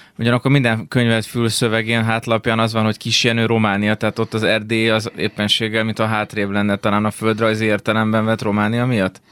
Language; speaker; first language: Hungarian; native; Hungarian